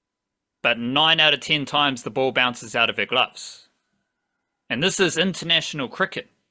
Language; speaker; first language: English; native; English